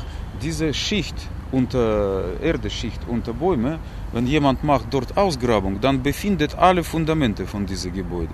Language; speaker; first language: German; non-native, learner; Russian